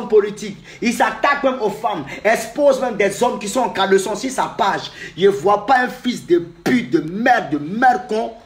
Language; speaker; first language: French; native; French